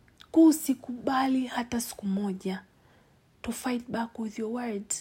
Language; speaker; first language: English; non-native, local second language; Swahili